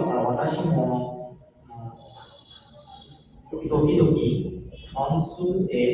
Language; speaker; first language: Japanese; non-native, learner; Bangla